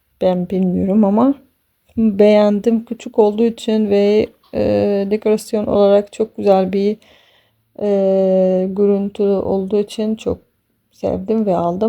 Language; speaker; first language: Turkish; non-native, fluent; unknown